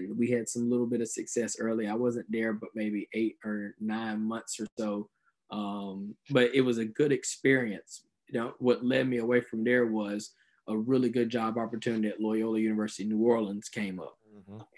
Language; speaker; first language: English; native; English